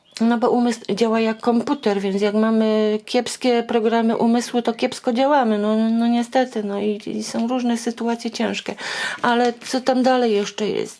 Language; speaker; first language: Polish; native; Polish